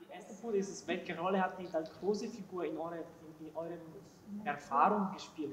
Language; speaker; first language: German; non-native, learner; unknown